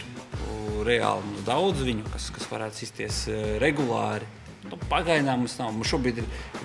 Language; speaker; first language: Latvian; native; Latvian